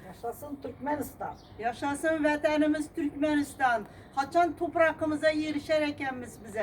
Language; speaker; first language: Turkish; non-native, learner; Turkmen